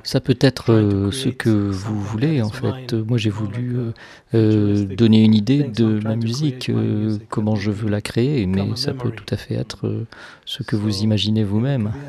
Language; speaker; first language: French; non-native, fluent; Hebrew